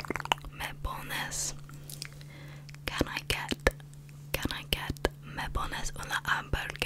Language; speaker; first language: Spanish; non-native, learner; English